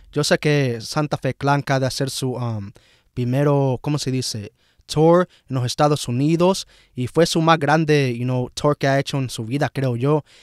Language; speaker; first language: Spanish; early bilingual, heritage; Spanish